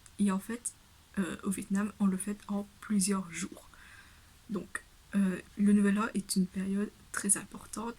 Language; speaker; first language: French; early bilingual, other home language; Vietnamese